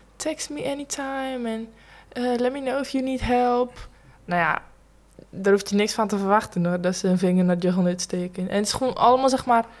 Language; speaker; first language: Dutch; native; Dutch